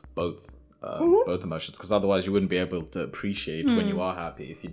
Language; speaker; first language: English; non-native, local second language; Shona